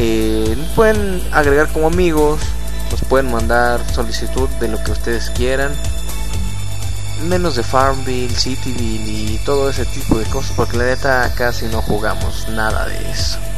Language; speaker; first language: Spanish; native; Spanish